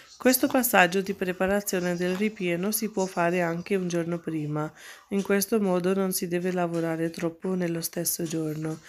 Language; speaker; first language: Italian; non-native, fluent; Urdu